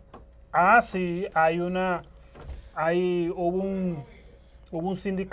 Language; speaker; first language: Spanish; native; Spanish